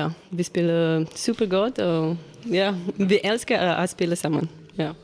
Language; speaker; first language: Danish; non-native, learner; Romanian